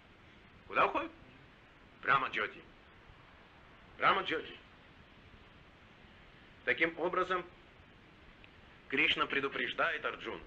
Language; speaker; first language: Russian; native; Russian